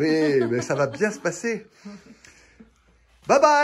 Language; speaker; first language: French; native; French